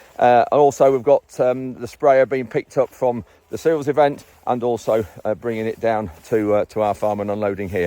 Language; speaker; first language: English; native; English